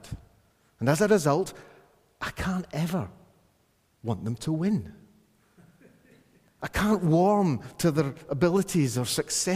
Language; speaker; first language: English; native; English